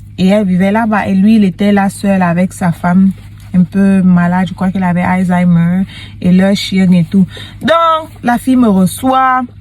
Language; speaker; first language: French; native; French